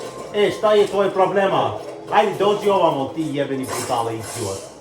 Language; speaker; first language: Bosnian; early bilingual, heritage; Bosnian